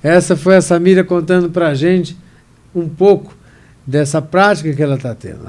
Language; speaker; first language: Portuguese; native; Portuguese